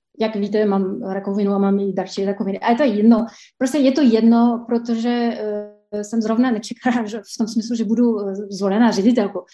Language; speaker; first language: Czech; non-native, fluent; French